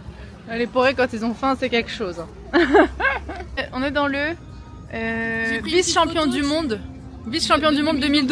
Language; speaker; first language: French; native; French